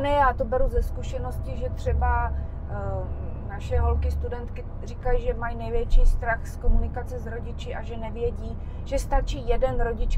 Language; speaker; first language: Czech; native; Czech